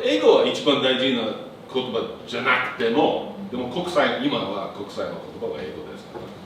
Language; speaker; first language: Japanese; non-native, learner; English